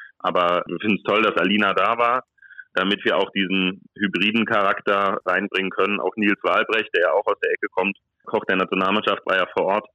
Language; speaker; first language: German; native; German